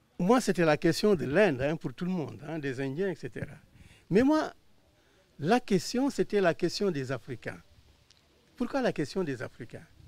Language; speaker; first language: French; non-native, local second language; Wolof